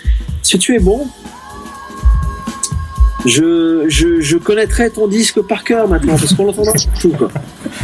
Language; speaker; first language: French; native; French